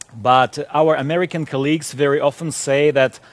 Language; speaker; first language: English; non-native, fluent; Ukrainian